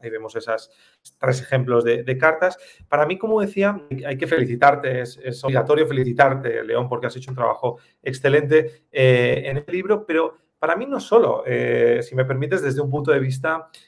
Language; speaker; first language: Spanish; native; Spanish